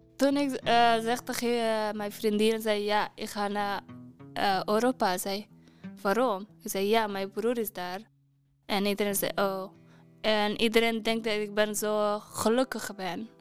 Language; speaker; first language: Dutch; non-native, learner; Persian